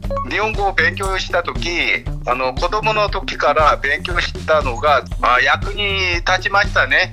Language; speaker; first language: Japanese; non-native, fluent; Korean